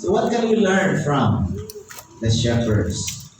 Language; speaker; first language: English; non-native, local second language; Filipino